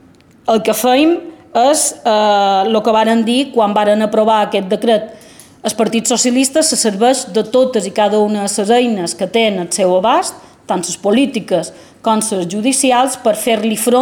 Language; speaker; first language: Catalan; native; Catalan